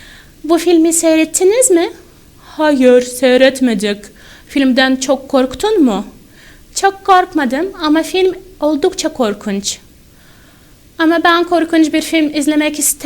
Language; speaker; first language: Turkish; non-native, fluent; Russian